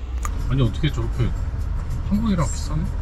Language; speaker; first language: Korean; native; Korean